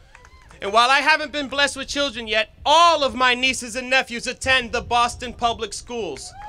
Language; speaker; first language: English; native; English